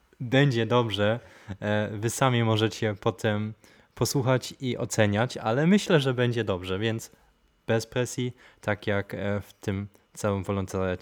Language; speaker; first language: Polish; non-native, fluent; German